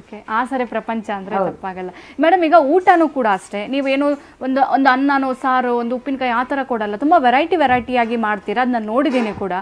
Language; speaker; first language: Kannada; native; Kannada